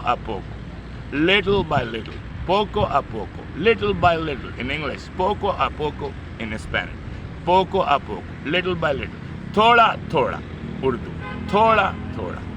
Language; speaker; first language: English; non-native, fluent; Urdu